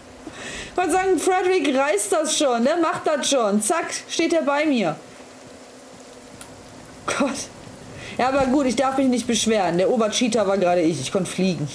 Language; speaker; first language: German; native; German